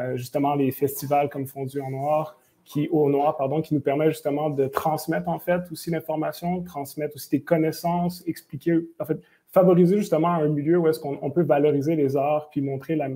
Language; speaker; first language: French; native; French